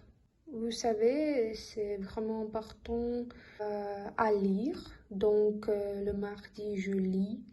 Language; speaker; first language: French; non-native, learner; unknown